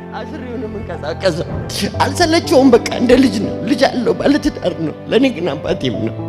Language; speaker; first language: Amharic; native; Amharic